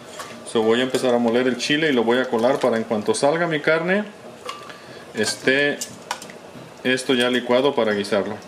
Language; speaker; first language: Spanish; native; Spanish